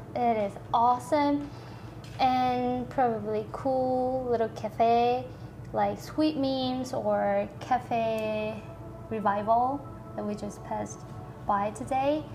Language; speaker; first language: English; non-native, fluent; Korean